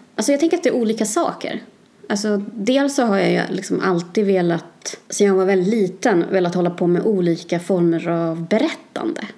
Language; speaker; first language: Swedish; native; Swedish